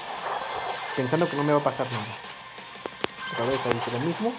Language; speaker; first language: Spanish; native; Spanish